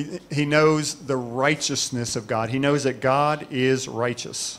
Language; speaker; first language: English; native; English